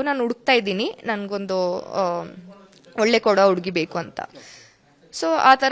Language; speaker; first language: Kannada; non-native, local second language; Kodava